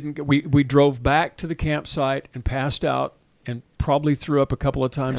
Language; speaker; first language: English; native; English